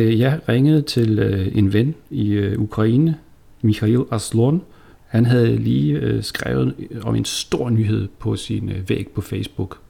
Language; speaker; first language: Danish; native; Danish